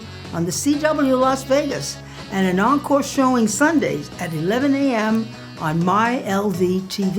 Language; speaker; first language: English; native; English